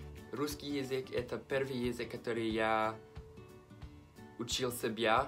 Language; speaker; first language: Russian; non-native, learner; English